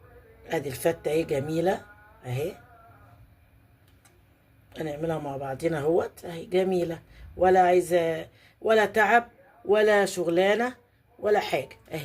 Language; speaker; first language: Arabic; native; Arabic